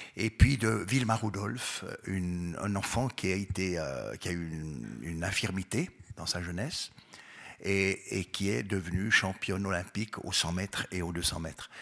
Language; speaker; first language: French; native; French